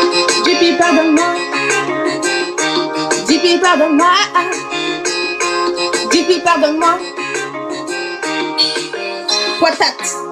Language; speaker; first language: French; native; French